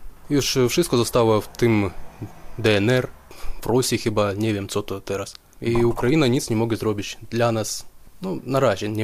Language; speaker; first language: Polish; non-native, fluent; Russian